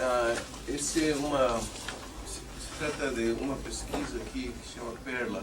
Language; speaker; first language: Portuguese; non-native, fluent; English